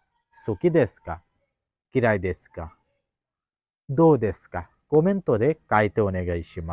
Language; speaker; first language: Japanese; non-native, learner; Bangla